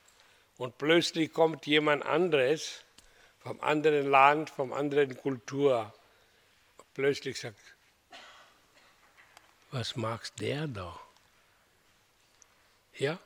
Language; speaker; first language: German; non-native, learner; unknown